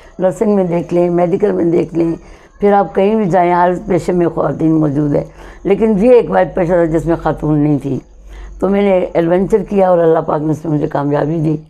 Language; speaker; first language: Urdu; non-native, local second language; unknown